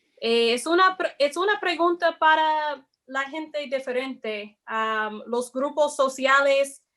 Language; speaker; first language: Spanish; non-native, fluent; English